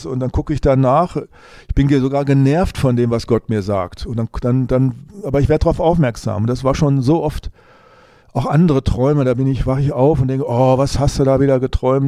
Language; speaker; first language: German; native; German